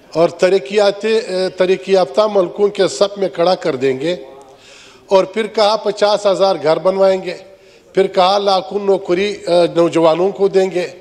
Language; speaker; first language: Urdu; non-native, local second language; Pashto